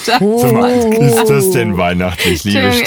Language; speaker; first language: German; native; German